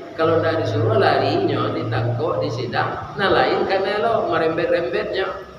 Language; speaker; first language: Malay; non-native, local second language; Minangkabau